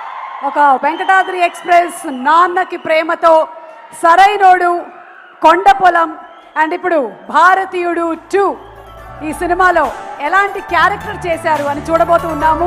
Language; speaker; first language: Telugu; native; Telugu